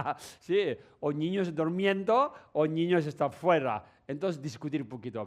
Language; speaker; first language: Spanish; non-native, learner; Tibetan